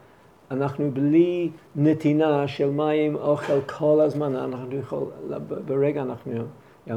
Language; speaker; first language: Hebrew; non-native, fluent; English